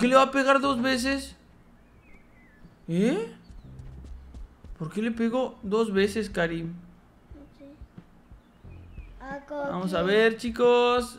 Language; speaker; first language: Spanish; native; Spanish